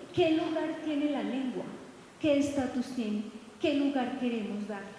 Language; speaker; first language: Spanish; native; Spanish